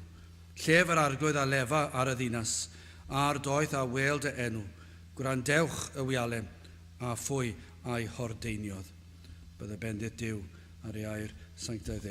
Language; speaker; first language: Welsh; native; Welsh